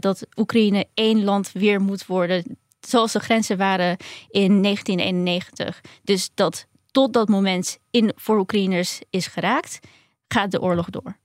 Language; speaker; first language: Dutch; early bilingual, other home language; Ukrainian